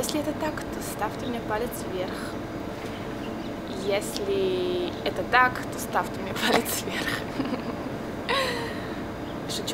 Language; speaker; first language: Russian; early bilingual, heritage; Russian